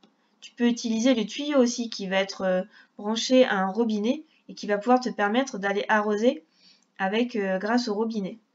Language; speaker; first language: French; native; French